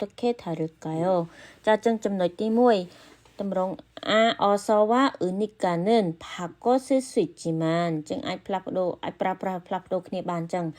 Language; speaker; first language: Korean; non-native, fluent; Khmer